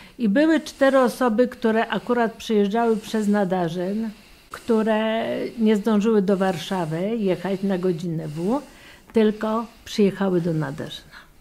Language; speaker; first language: Polish; native; Polish